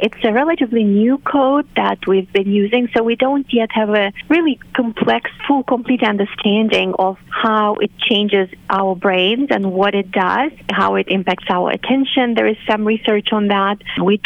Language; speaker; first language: English; non-native, fluent; Romanian